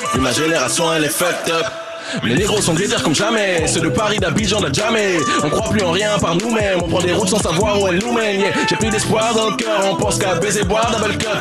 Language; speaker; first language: French; non-native, local second language; Baoulé